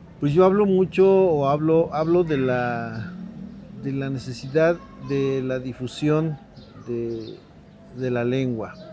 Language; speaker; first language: Spanish; native; Spanish